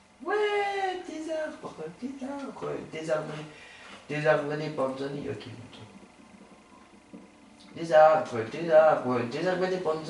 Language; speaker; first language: French; native; French